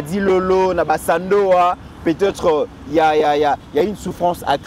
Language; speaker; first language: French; non-native, local second language; Lingala